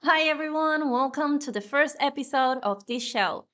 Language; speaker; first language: English; non-native, fluent; Spanish